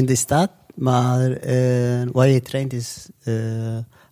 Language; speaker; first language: Dutch; non-native, local second language; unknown